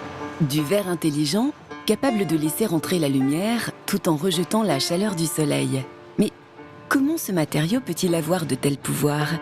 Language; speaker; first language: French; native; French